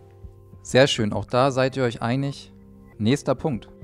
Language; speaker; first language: German; native; German